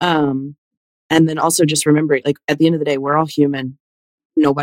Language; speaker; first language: English; native; English